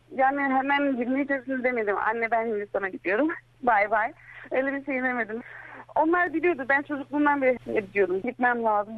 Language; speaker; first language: Turkish; early bilingual, heritage; Turkish